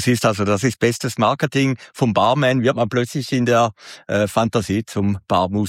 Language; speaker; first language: German; native; German